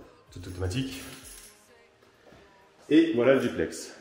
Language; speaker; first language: French; native; French